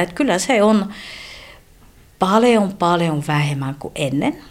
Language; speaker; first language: Finnish; non-native, fluent; French